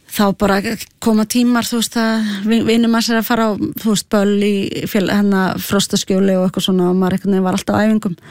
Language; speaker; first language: Icelandic; native; Icelandic